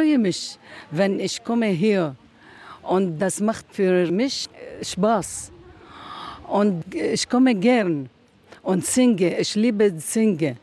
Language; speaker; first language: German; non-native, learner; Arabic